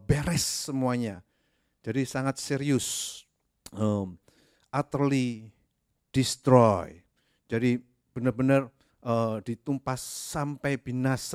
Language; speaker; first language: Indonesian; native; Indonesian